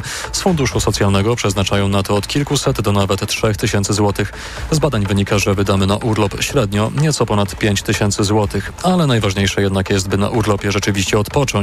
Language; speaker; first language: Polish; native; Polish